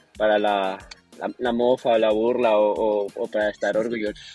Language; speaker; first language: Spanish; native; Spanish